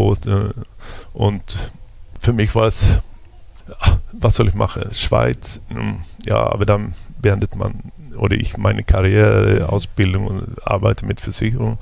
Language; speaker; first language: German; non-native, fluent; Swedish